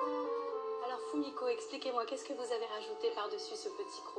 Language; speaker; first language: French; native; French